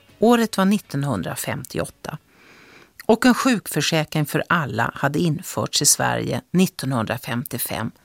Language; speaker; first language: Swedish; native; Swedish